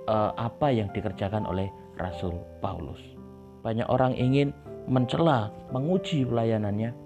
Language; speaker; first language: Indonesian; native; Indonesian